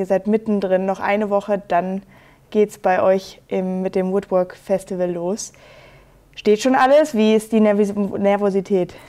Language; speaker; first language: German; native; German